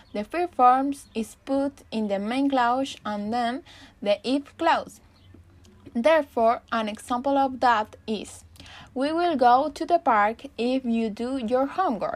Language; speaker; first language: English; non-native, learner; Spanish